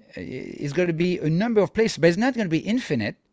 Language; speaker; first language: English; non-native, fluent; French